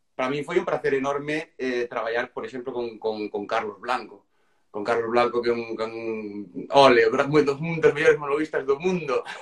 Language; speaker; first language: Galician; native; Galician